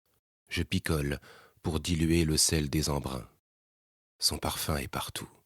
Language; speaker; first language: French; native; French